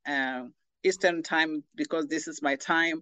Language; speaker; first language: English; non-native, local second language; Kinyarwanda